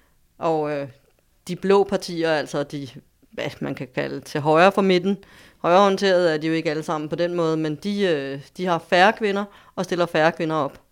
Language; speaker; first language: Danish; native; Danish